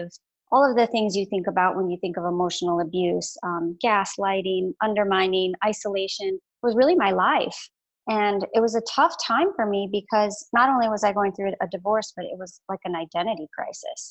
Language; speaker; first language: English; native; English